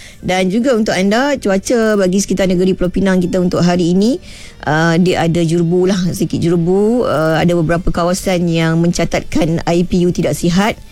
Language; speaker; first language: Malay; native; Malay